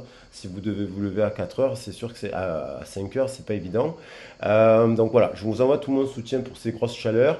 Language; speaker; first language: French; native; French